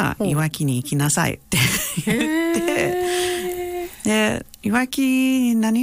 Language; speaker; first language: Japanese; non-native, fluent; English